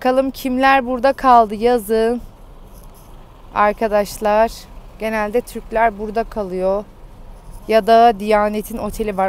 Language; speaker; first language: Turkish; native; Turkish